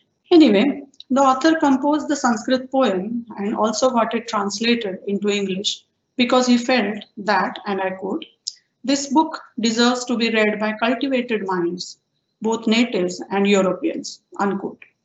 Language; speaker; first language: English; non-native, local second language; Marathi